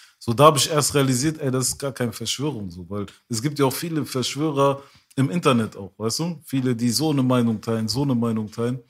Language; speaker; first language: German; early bilingual, other home language; French